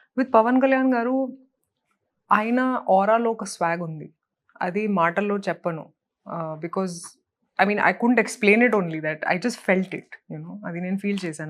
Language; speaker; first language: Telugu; non-native, local second language; Hindi